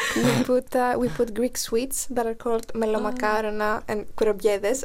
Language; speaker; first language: English; non-native, fluent; Greek